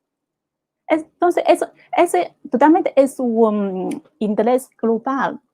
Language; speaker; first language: Spanish; non-native, fluent; Chinese